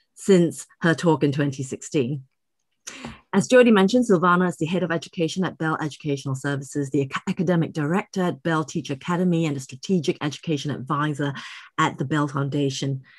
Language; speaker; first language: English; native; English